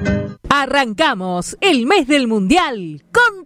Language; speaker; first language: Spanish; native; Spanish